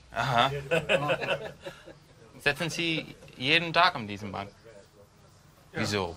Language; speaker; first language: German; non-native, learner; Dutch